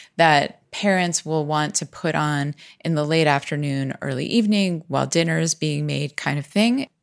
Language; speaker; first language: English; native; English